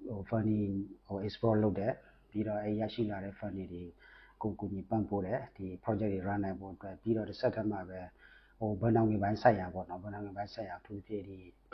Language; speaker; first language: Burmese; non-native, local second language; S'gaw Karen